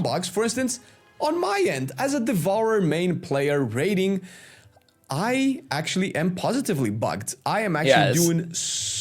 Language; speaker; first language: English; native; English